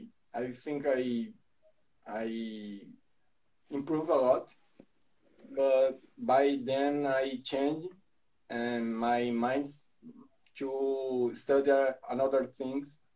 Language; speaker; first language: English; non-native, learner; Portuguese